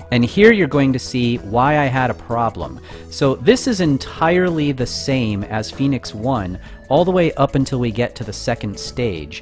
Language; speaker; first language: English; native; English